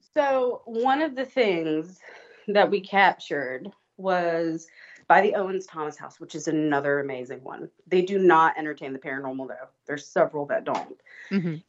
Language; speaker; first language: English; native; English